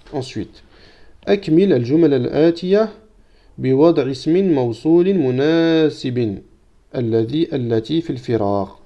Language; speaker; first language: Arabic; non-native, fluent; French